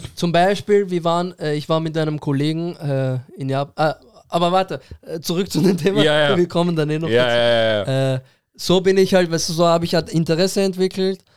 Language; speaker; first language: German; early bilingual, other home language; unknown